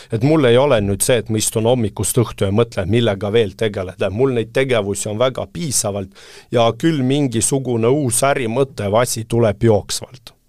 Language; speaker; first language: Estonian; non-native, local second language; Russian